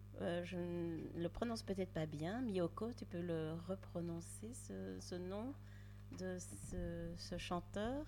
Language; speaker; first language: French; native; French